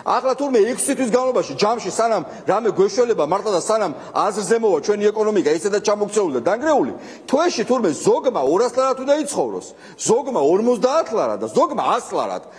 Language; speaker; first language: Georgian; native; Georgian